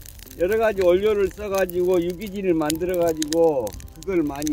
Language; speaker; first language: Korean; native; Korean